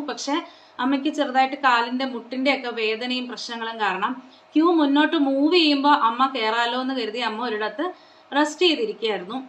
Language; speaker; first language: Malayalam; non-native, local second language; Konkani